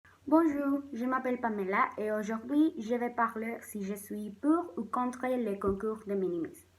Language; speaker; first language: French; non-native, learner; Spanish